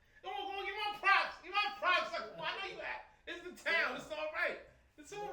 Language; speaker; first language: English; native; English